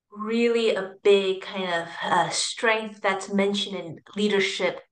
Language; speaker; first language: English; early bilingual, other home language; Cantonese